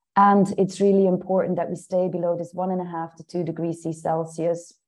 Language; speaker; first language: English; non-native, fluent; Dutch